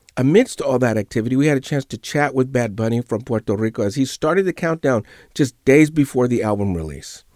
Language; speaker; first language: English; native; English